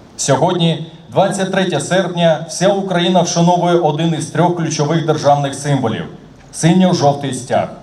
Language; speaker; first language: Ukrainian; native; Ukrainian